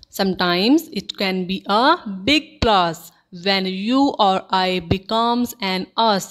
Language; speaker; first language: English; non-native, local second language; Punjabi